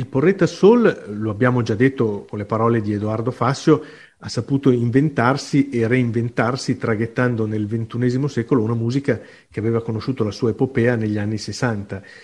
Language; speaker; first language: Italian; native; Italian